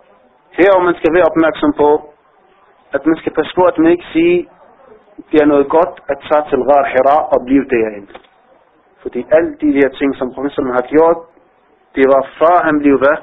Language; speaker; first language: Danish; non-native, fluent; Arabic